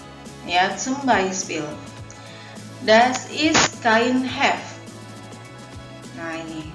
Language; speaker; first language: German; non-native, fluent; Indonesian